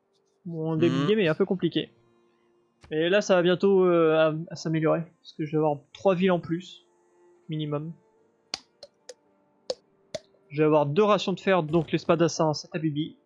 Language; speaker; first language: French; native; French